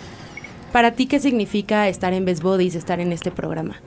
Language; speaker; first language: Spanish; native; Spanish